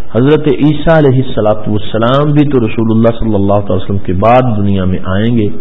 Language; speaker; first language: Urdu; non-native, local second language; Punjabi